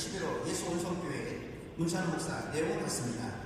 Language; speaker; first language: Korean; native; Korean